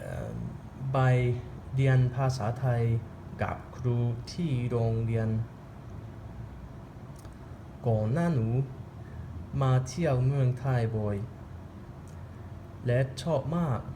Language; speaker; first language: Thai; non-native, learner; English